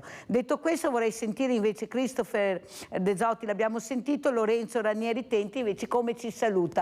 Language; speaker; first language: Italian; native; Italian